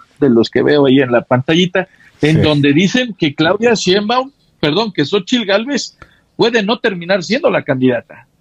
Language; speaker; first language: Spanish; native; Spanish